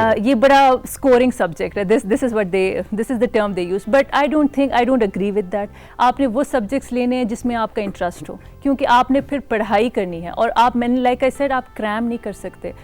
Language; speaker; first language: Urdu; non-native, local second language; Khowar